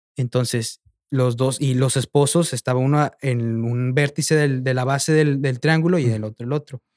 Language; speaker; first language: Spanish; native; Spanish